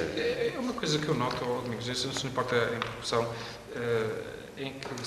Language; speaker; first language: Portuguese; native; Portuguese